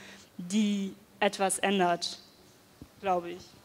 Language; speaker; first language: German; non-native, fluent; Dutch